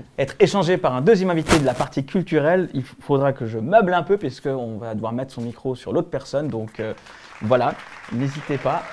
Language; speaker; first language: French; early bilingual, other home language; Spanish